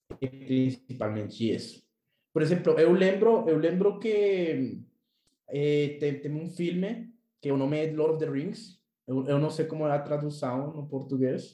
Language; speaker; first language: Portuguese; non-native, learner; Spanish